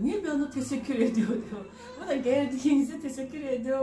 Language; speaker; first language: Turkish; non-native, fluent; Japanese